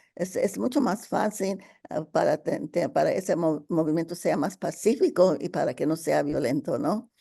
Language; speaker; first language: Spanish; early bilingual, heritage; Spanish